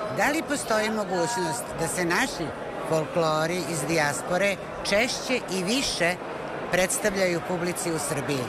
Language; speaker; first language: Serbian; native; Serbian